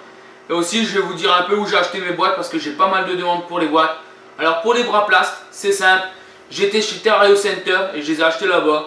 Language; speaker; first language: French; native; French